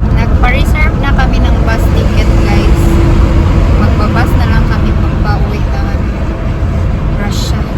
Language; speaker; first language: Filipino; non-native, local second language; Cebuano